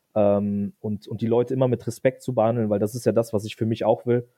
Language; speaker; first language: German; native; German